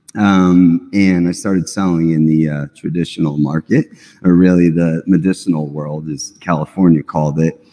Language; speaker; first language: English; native; English